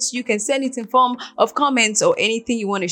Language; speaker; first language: English; non-native, local second language; Yoruba